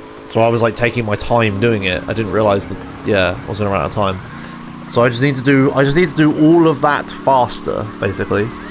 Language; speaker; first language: English; native; English